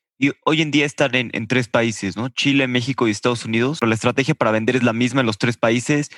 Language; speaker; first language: Spanish; native; Spanish